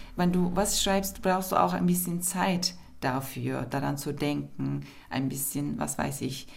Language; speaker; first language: German; non-native, fluent; Turkish